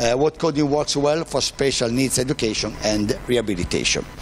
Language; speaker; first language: English; non-native, fluent; Italian